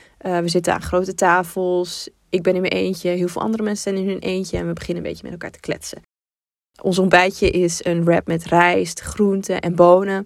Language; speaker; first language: Dutch; native; Dutch